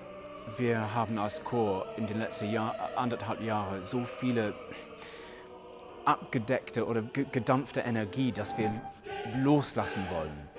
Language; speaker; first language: German; non-native, fluent; English